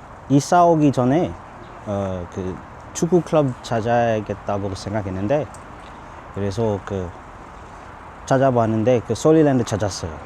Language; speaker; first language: Korean; non-native, learner; English